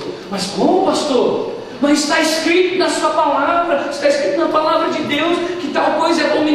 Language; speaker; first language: Portuguese; native; Portuguese